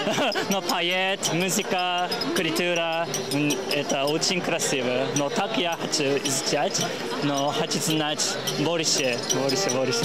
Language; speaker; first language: Russian; non-native, learner; Japanese